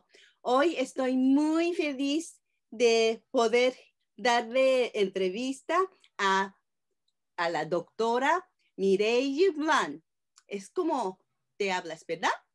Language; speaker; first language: Spanish; non-native, fluent; Japanese